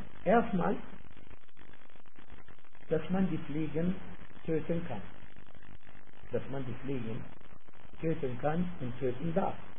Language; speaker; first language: German; non-native, fluent; Arabic